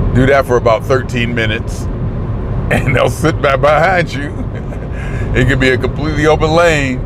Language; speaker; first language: English; native; English